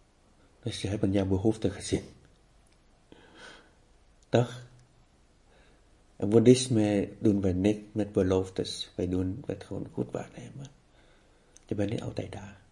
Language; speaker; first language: Dutch; non-native, fluent; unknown